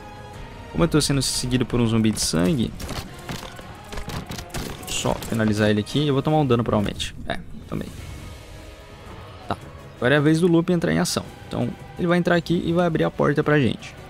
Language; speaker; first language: Portuguese; native; Portuguese